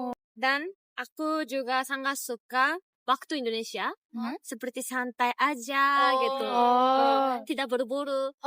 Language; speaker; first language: Indonesian; non-native, fluent; Japanese